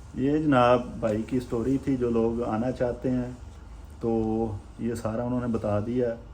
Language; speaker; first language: Urdu; non-native, local second language; Punjabi